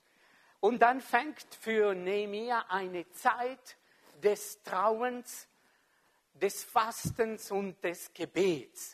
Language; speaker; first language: German; non-native, local second language; French